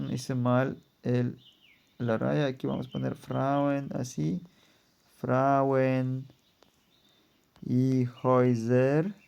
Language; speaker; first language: Spanish; non-native, fluent; German